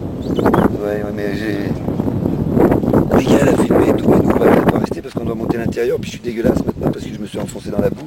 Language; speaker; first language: French; native; French